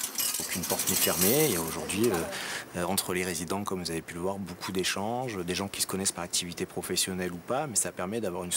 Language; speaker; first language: French; native; French